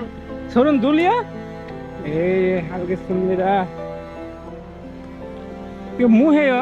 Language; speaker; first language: Korean; non-native, learner; Bangla